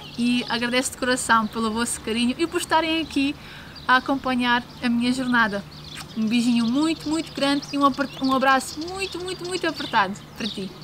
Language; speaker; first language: Portuguese; early bilingual, other home language; Ukrainian